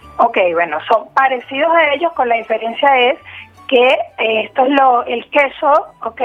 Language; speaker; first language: Spanish; native; Spanish